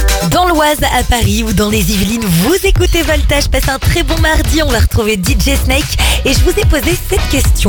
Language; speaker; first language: French; native; French